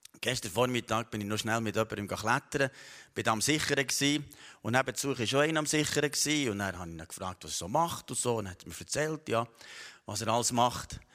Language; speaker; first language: German; native; German